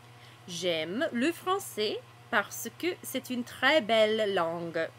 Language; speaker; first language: French; non-native, fluent; English